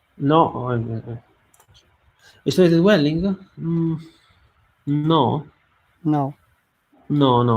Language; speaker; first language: English; non-native, learner; Italian